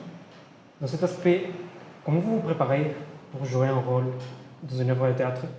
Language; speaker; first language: French; non-native, learner; Spanish